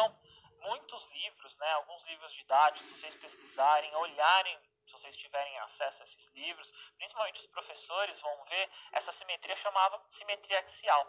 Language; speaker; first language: Portuguese; native; Portuguese